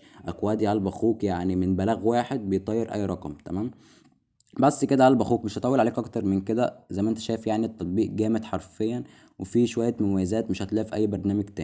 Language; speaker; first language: Arabic; native; Arabic